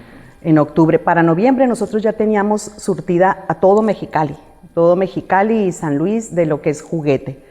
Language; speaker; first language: Spanish; native; Spanish